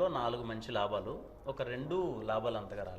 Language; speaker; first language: Telugu; native; Telugu